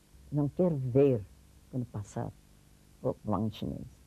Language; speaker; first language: Portuguese; non-native, fluent; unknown